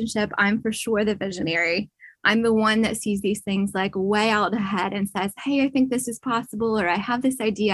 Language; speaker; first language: English; native; English